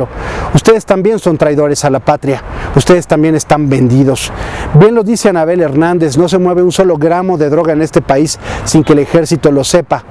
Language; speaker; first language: Spanish; native; Spanish